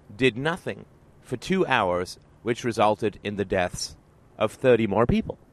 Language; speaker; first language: English; native; English